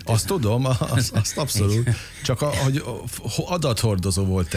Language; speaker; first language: Hungarian; native; Hungarian